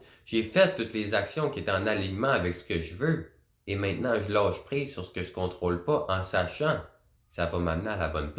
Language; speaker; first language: French; native; French